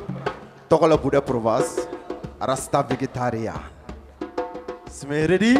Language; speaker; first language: Czech; non-native, learner; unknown